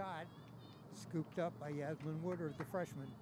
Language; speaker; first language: English; native; English